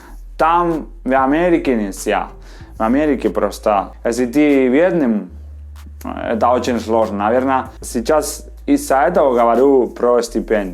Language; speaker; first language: Russian; non-native, fluent; Spanish